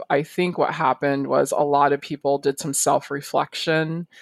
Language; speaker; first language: English; native; English